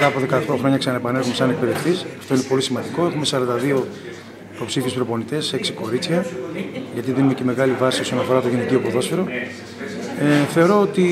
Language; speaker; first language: Greek; native; Greek